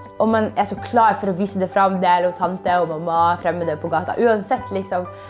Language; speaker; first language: Norwegian; native; Norwegian